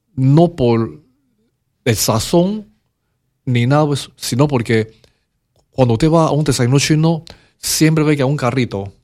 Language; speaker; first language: Spanish; early bilingual, other home language; Cantonese